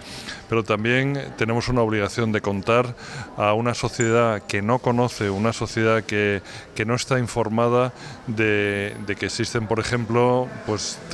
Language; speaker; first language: Spanish; native; Spanish